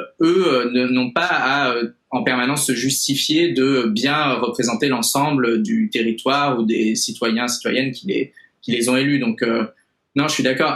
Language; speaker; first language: French; native; French